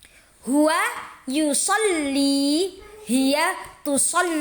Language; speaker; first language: Arabic; non-native, fluent; Indonesian